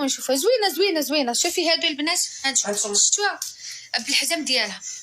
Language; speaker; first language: Arabic; native; Arabic